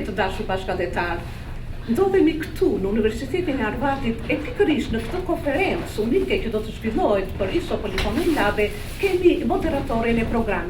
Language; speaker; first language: Albanian; native; Albanian